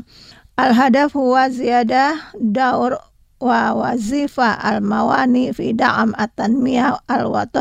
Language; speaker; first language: Arabic; non-native, learner; Indonesian